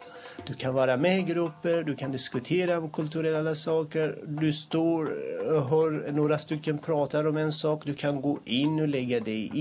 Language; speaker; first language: Swedish; non-native, fluent; Kurdish